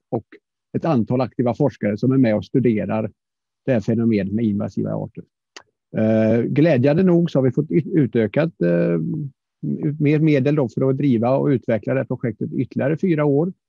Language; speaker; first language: Swedish; native; Swedish